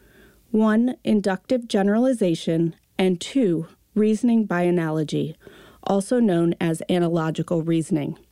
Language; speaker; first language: English; native; English